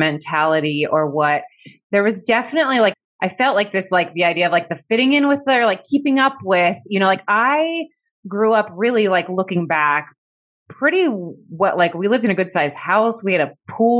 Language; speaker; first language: English; native; English